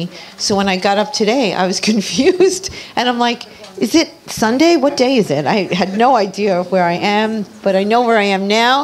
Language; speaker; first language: English; native; English